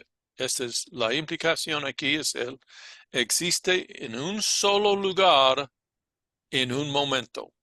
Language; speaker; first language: Spanish; non-native, fluent; English